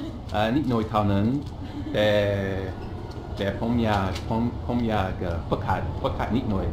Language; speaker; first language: Thai; non-native, learner; English